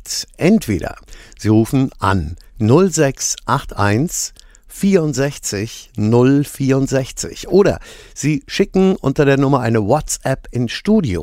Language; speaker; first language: German; native; German